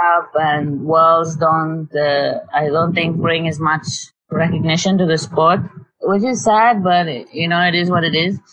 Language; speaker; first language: English; non-native, local second language; Tamil